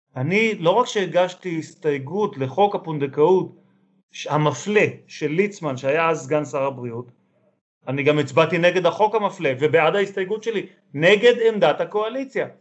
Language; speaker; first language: Hebrew; native; Hebrew